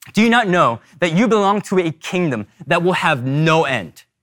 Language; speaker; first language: English; early bilingual, other home language; Korean